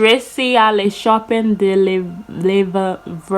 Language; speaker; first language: French; non-native, learner; English